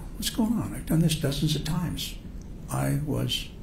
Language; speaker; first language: English; native; English